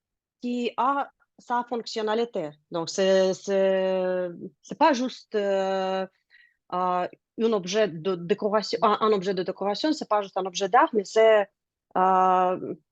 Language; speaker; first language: French; non-native, learner; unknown